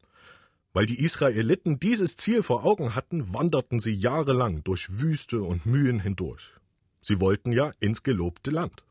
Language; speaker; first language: German; native; German